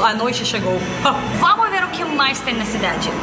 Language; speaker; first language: Portuguese; non-native, learner; Russian